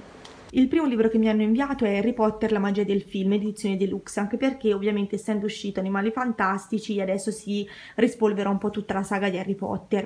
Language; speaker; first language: Italian; native; Italian